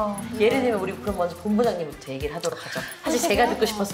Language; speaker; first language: Korean; native; Korean